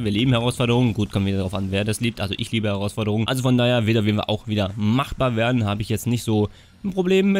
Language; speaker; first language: German; native; German